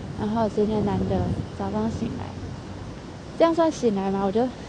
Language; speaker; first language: Chinese; native; Chinese